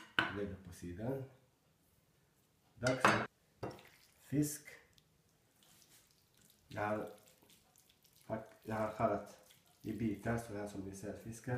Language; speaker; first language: Swedish; non-native, learner; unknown